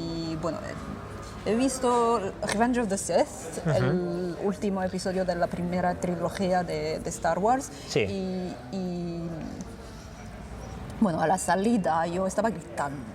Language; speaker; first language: Spanish; non-native, fluent; French